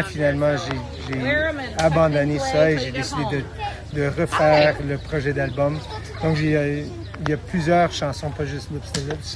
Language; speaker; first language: French; non-native, local second language; English